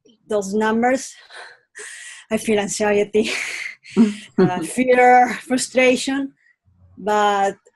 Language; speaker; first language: English; non-native, learner; Spanish